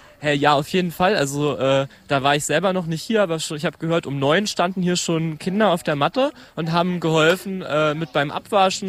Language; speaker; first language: German; native; German